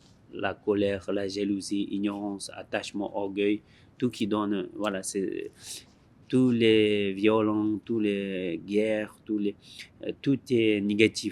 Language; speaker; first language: French; non-native, learner; Tibetan